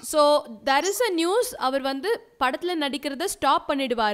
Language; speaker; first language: Tamil; native; Tamil